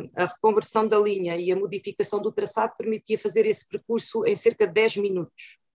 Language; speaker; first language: Portuguese; native; Portuguese